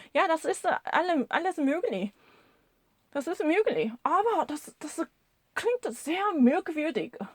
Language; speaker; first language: German; non-native, learner; Korean